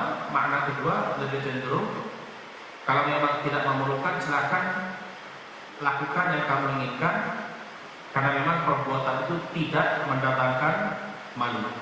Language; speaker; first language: Indonesian; native; Indonesian